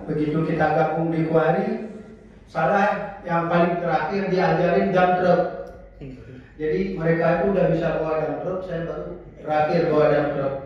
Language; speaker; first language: Indonesian; native; Indonesian